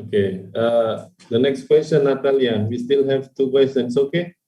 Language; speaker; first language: English; non-native, fluent; Indonesian